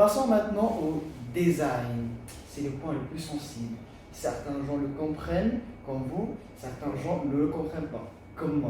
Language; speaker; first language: French; native; French